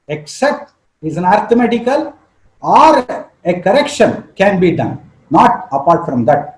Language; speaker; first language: English; non-native, local second language; Kannada